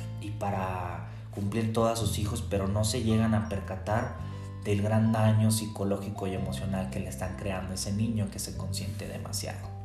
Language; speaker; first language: Spanish; native; Spanish